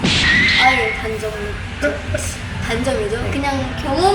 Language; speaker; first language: Korean; non-native, fluent; Indonesian